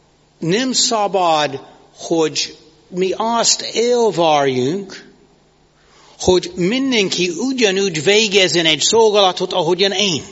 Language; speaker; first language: Hungarian; non-native, fluent; English